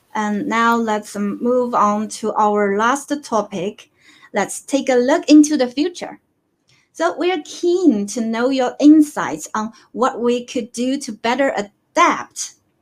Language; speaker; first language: English; non-native, fluent; Chinese